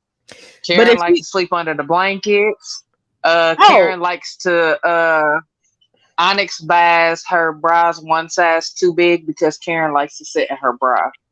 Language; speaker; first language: English; native; English